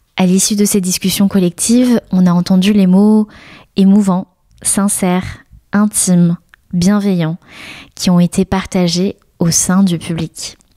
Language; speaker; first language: French; native; French